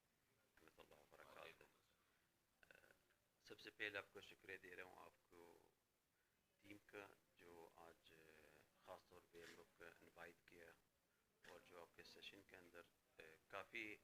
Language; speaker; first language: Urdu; non-native, fluent; Arabic